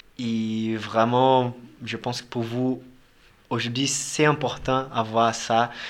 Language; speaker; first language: French; non-native, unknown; Portuguese